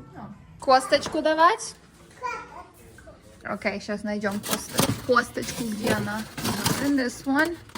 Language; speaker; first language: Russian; early bilingual, heritage; Russian